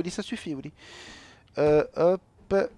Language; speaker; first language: French; native; French